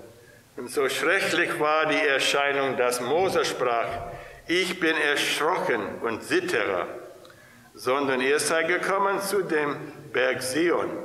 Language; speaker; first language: German; non-native, fluent; English